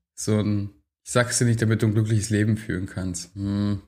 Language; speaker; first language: German; early bilingual, other home language; Turkish